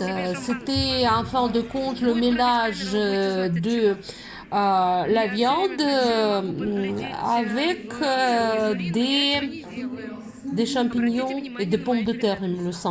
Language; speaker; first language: French; non-native, fluent; Russian